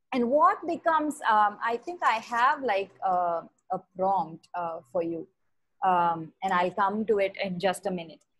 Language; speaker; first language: English; non-native, local second language; Tamil